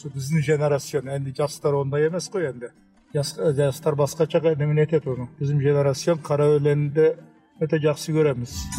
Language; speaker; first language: Kazakh; early bilingual, heritage; Kazakh